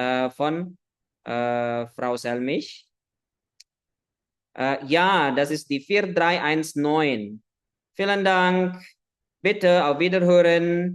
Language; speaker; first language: German; non-native, fluent; Indonesian